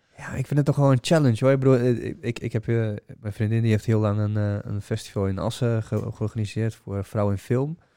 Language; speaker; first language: Dutch; non-native, fluent; Bulgarian